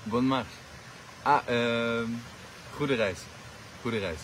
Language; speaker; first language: French; non-native, learner; Dutch